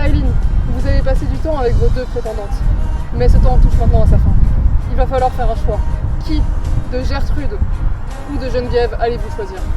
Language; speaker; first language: French; native; French